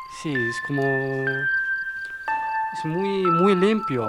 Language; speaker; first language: Spanish; non-native, learner; Arabic